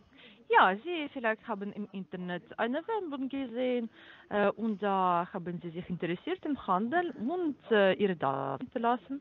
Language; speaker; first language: German; non-native, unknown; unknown